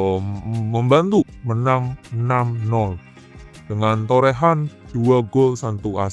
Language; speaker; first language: Indonesian; native; Indonesian